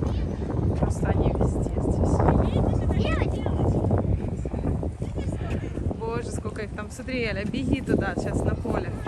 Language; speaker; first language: Russian; native; Russian